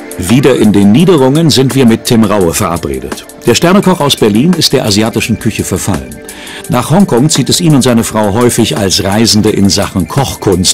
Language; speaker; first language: German; native; German